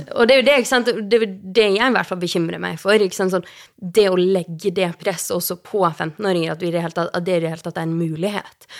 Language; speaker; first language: Norwegian; native; Norwegian